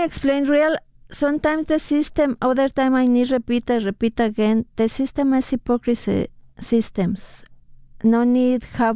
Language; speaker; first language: English; non-native, fluent; Spanish